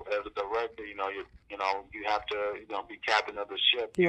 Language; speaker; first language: English; native; English